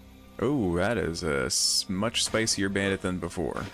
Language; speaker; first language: English; native; English